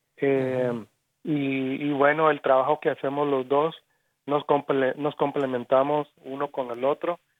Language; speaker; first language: Spanish; native; Spanish